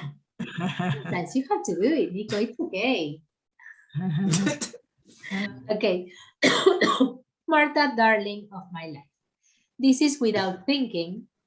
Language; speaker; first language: English; non-native, fluent; Spanish